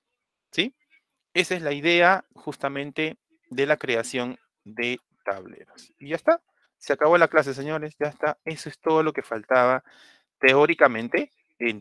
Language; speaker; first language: Spanish; native; Spanish